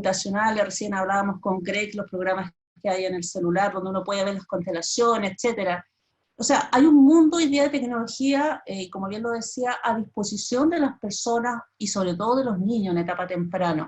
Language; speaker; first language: Spanish; native; Spanish